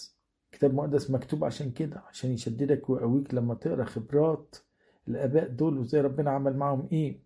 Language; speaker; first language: Arabic; native; Arabic